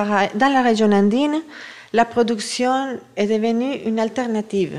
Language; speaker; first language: French; non-native, fluent; Spanish